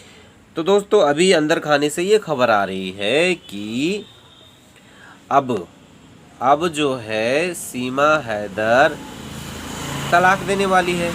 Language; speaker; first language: Hindi; native; Hindi